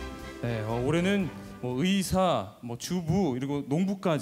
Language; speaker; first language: Korean; native; Korean